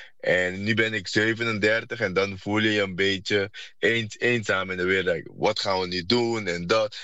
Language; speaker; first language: Dutch; non-native, fluent; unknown